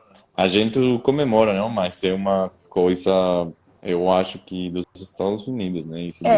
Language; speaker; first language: Portuguese; non-native, fluent; Spanish